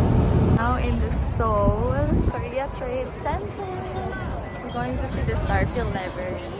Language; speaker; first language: English; non-native, local second language; Filipino